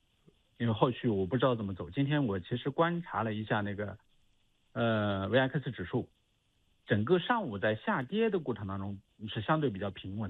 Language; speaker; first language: Chinese; native; Chinese